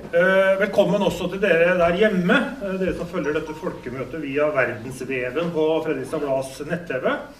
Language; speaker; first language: Norwegian; native; Norwegian